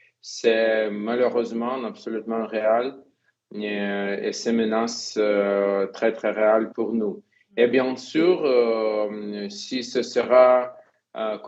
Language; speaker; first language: French; non-native, fluent; Ukrainian